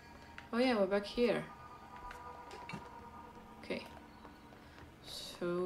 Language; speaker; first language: English; non-native, fluent; French